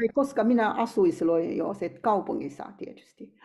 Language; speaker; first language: Finnish; non-native, learner; Chinese